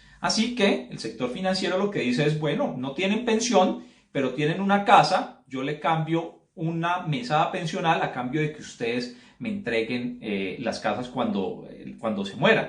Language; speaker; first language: Spanish; native; Spanish